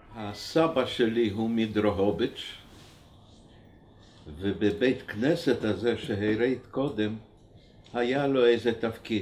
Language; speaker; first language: Hebrew; non-native, fluent; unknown